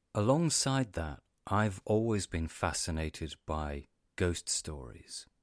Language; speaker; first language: English; native; English